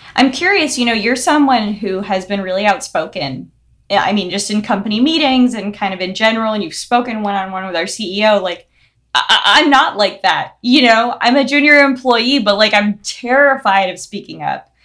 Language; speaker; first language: English; early bilingual, other home language; Hindi